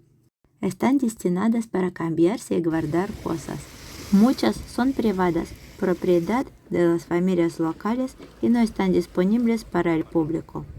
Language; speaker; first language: Spanish; non-native, fluent; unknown